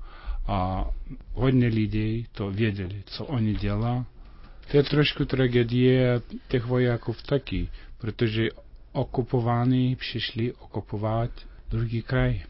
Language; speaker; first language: Czech; non-native, fluent; Lithuanian